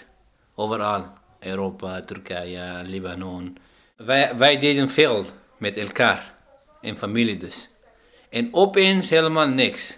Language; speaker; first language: Dutch; non-native, fluent; Arabic